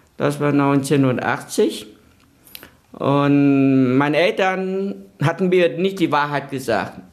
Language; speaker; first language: German; non-native, fluent; Vietnamese